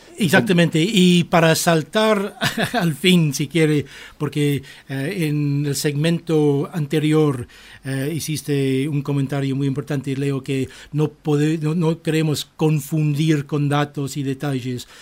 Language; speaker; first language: Spanish; non-native, fluent; English